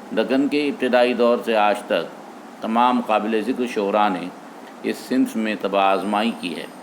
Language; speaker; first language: Urdu; native; Urdu